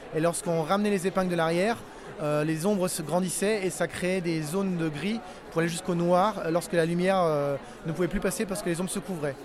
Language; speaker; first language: French; native; French